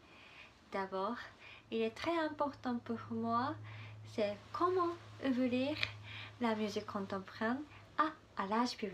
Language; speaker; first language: French; non-native, learner; Japanese